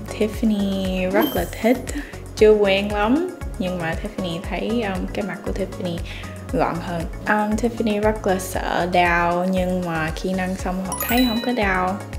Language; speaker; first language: Vietnamese; early bilingual, heritage; Vietnamese